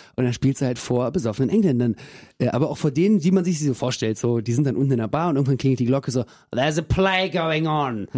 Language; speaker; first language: German; early bilingual, other home language; Russian